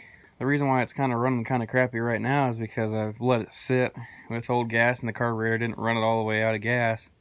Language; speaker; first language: English; native; English